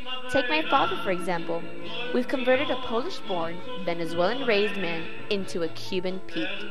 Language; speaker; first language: English; native; English